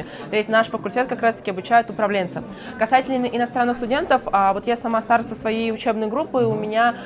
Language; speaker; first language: Russian; native; Russian